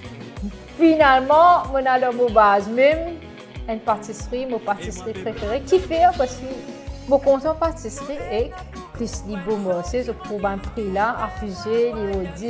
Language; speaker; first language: French; non-native, local second language; Morisyen